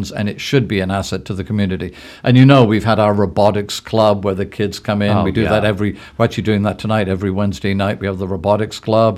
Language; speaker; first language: English; native; English